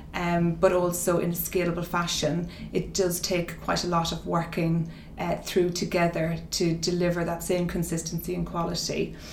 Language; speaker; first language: English; native; English